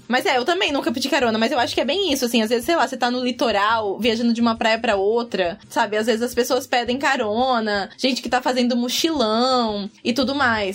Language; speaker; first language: Portuguese; native; Portuguese